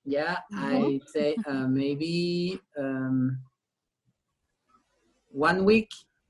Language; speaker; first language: English; non-native, learner; French